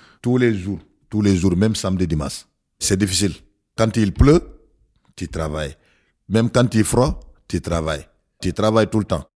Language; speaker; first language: French; non-native, learner; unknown